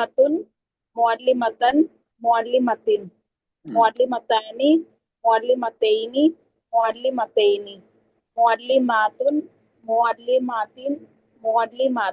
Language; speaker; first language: Arabic; non-native, learner; Urdu